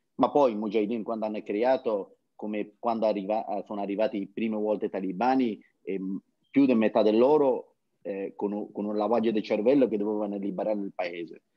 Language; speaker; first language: Italian; non-native, fluent; Persian